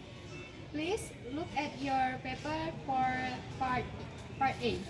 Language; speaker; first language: English; non-native, learner; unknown